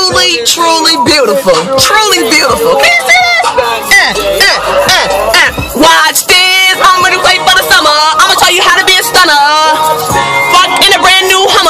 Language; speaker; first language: English; native; English